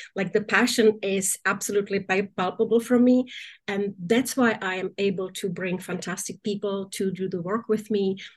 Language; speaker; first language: English; non-native, fluent; Czech